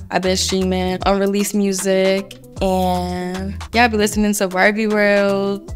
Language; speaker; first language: English; native; English